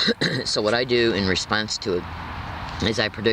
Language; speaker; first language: English; native; English